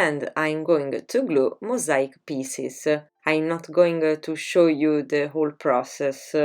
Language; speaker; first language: English; non-native, fluent; Italian